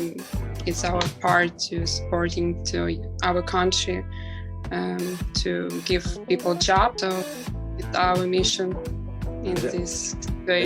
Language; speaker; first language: English; non-native, learner; Ukrainian